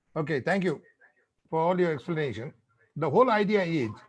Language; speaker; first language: English; non-native, local second language; Nepali